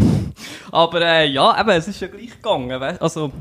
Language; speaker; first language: German; native; German